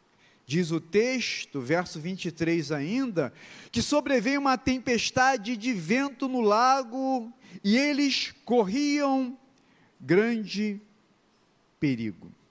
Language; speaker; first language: Portuguese; native; Portuguese